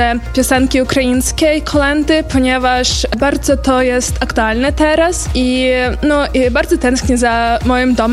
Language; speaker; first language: Polish; non-native, learner; Ukrainian